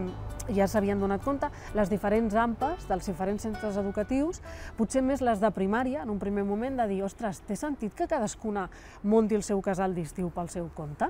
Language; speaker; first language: Catalan; native; Catalan